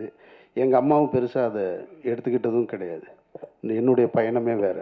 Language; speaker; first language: Tamil; native; Tamil